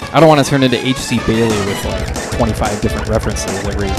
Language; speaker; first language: English; native; English